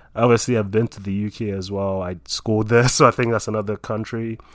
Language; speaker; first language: English; non-native, local second language; Yoruba